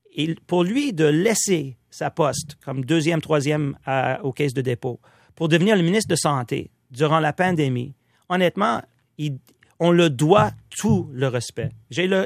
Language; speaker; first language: French; non-native, local second language; English